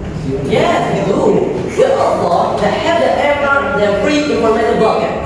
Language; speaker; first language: English; non-native, learner; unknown